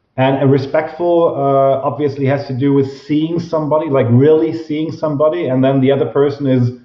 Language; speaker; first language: English; non-native, fluent; German